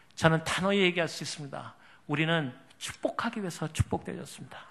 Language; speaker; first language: Korean; native; Korean